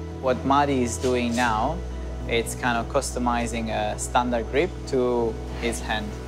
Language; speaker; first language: English; non-native, fluent; Italian